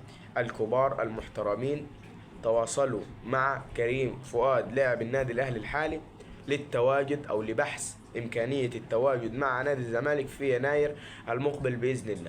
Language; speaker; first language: Arabic; native; Arabic